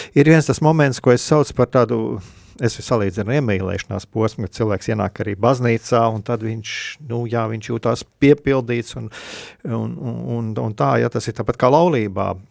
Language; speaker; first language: Latvian; native; Latvian